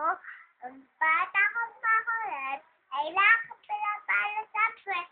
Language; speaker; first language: Filipino; native; Filipino